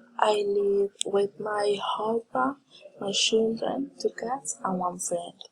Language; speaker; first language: English; non-native, learner; Spanish